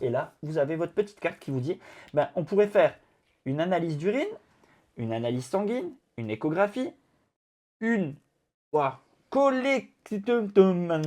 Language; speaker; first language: French; native; French